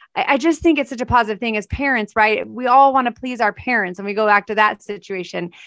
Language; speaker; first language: English; native; English